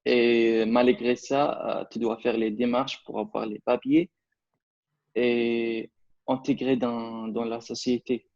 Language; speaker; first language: French; non-native, fluent; Arabic